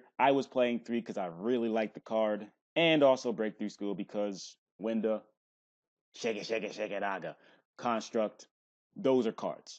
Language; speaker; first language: English; native; English